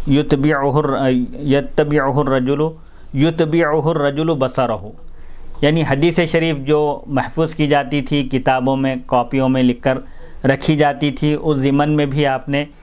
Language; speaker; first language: Urdu; native; Urdu